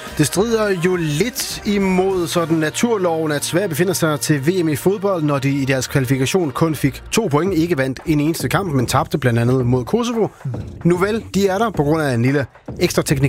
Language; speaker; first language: Danish; native; Danish